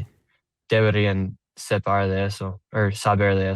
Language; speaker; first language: Spanish; non-native, learner; English